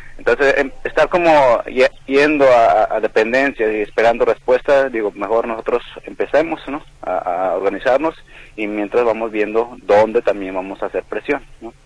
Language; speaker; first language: Spanish; non-native, local second language; Nahuatl languages